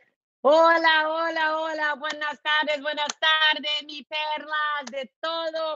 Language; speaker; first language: Spanish; non-native, learner; Portuguese